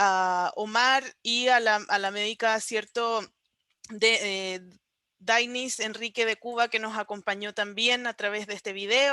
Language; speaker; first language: Spanish; native; Spanish